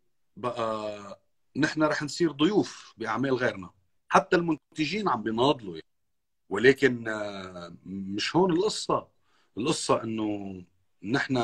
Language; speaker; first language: Arabic; native; Arabic